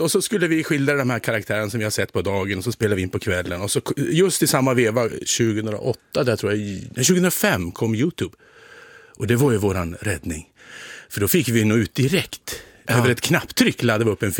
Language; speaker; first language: Swedish; native; Swedish